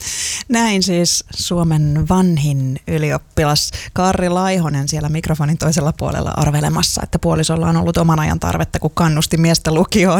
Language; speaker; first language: Finnish; native; Finnish